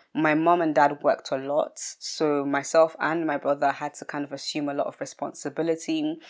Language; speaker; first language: English; early bilingual, other home language; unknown